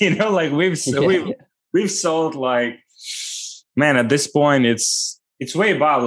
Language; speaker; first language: English; non-native, fluent; Ukrainian